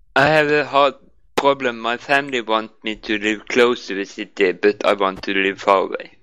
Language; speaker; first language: English; non-native, learner; Norwegian